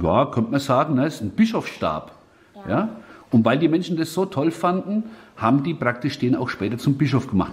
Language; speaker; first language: German; native; German